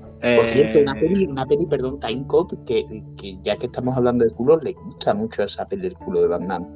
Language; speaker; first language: Spanish; native; Spanish